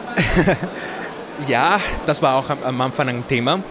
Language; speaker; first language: German; non-native, fluent; Spanish